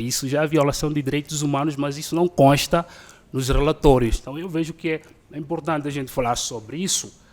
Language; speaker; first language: Portuguese; non-native, local second language; Upper Guinea Crioulo